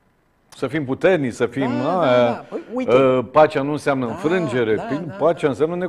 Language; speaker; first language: Romanian; native; Romanian